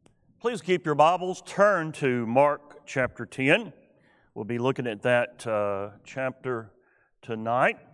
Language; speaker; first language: English; native; English